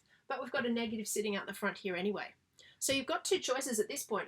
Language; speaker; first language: English; native; English